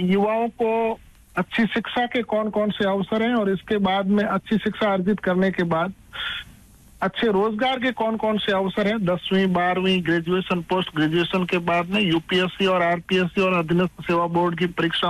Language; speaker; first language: Hindi; native; Hindi